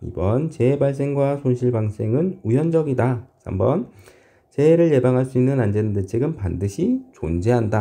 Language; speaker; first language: Korean; native; Korean